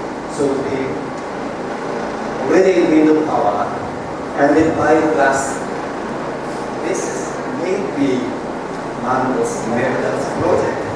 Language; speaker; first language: English; non-native, learner; Japanese